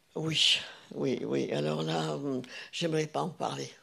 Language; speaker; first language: French; non-native, fluent; Hungarian